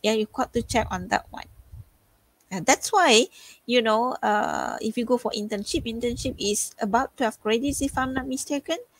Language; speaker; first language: English; non-native, local second language; Malay